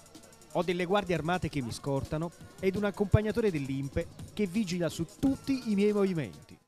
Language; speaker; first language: Italian; native; Italian